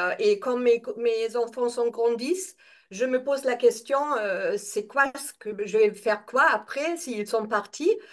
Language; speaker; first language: French; non-native, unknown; German